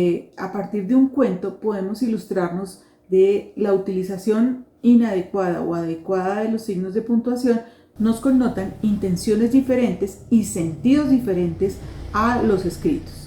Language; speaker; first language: Spanish; native; Spanish